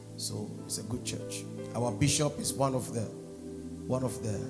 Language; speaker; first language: English; non-native, local second language; Akan